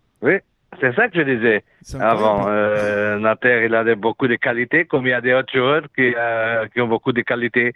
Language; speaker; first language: French; non-native, learner; Portuguese